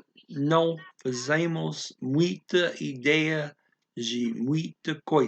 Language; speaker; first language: Portuguese; non-native, learner; English